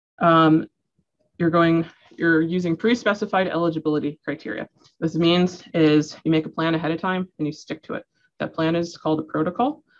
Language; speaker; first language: English; native; English